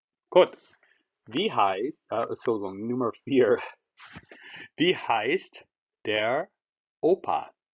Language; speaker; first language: German; non-native, fluent; English